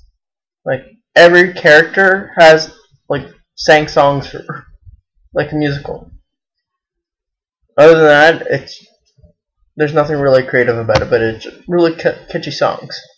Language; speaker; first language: English; native; English